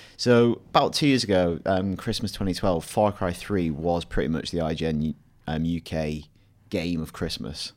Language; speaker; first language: English; native; English